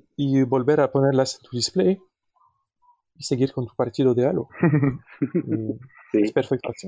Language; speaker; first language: Spanish; non-native, fluent; French